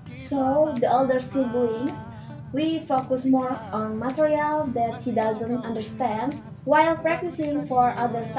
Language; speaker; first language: English; non-native, learner; Indonesian